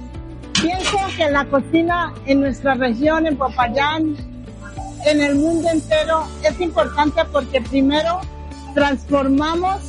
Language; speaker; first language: Spanish; native; Spanish